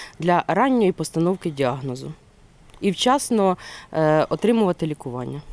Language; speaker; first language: Ukrainian; native; Ukrainian